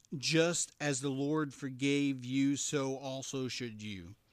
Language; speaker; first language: English; native; English